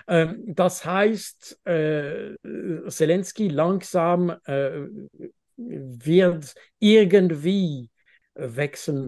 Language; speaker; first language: German; non-native, fluent; French